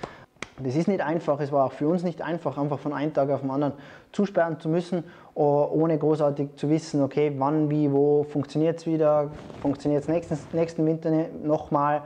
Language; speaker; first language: German; native; German